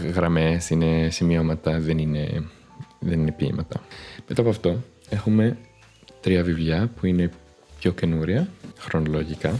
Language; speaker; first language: Greek; non-native, fluent; Spanish